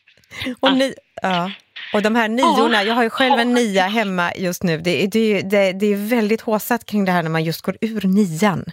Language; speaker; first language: Swedish; native; Swedish